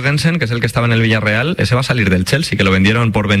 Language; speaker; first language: Spanish; native; Spanish